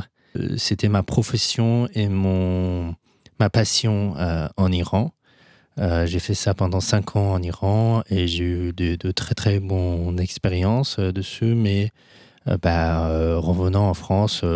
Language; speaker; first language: French; non-native, fluent; Persian